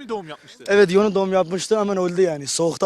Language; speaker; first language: Turkish; non-native, learner; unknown